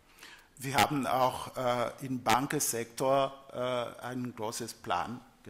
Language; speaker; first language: German; non-native, learner; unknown